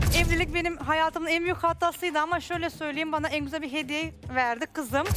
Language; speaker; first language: Turkish; non-native, fluent; Russian